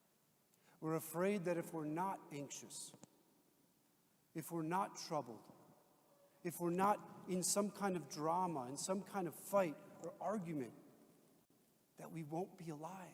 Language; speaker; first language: English; native; English